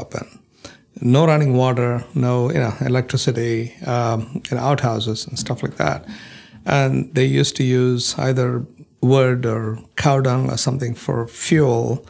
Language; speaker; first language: English; non-native, local second language; Malayalam